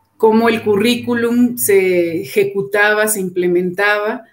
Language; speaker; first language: Spanish; native; Spanish